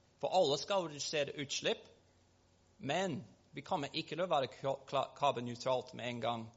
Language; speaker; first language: Norwegian; non-native, fluent; English